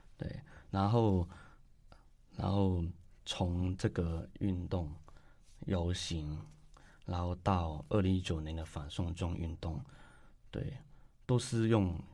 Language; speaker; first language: Chinese; non-native, local second language; Cantonese